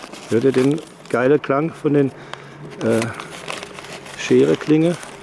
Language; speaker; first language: German; native; German